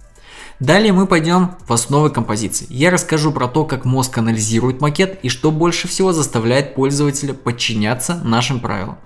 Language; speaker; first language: Russian; native; Russian